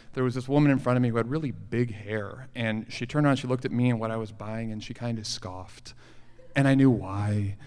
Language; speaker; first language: English; native; English